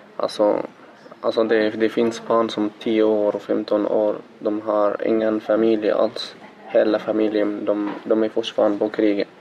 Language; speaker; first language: Swedish; non-native, learner; Arabic